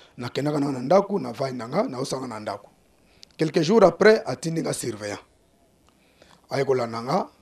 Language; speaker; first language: Lingala; non-native, local second language; Kongo